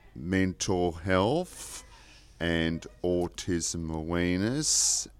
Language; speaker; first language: English; native; English